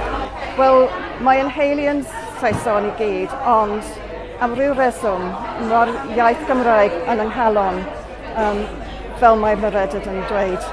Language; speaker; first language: Welsh; non-native, fluent; English